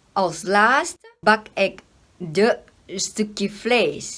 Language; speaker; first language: Dutch; non-native, learner; Thai